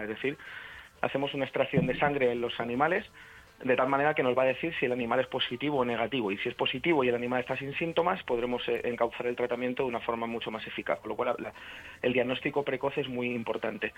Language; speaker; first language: Spanish; native; Spanish